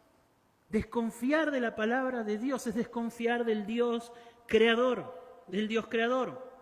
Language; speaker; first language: Spanish; native; Spanish